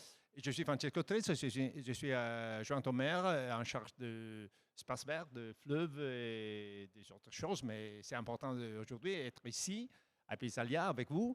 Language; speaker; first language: French; non-native, fluent; Italian